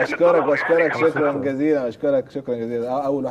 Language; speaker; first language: Arabic; native; Arabic